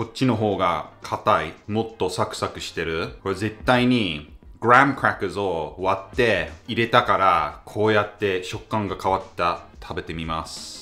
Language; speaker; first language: Japanese; non-native, fluent; English